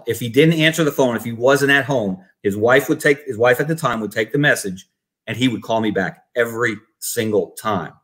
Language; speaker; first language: English; native; English